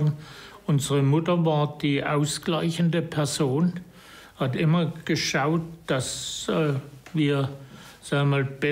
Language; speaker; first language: German; native; German